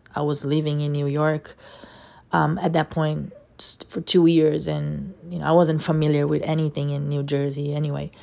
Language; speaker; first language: English; non-native, fluent; Portuguese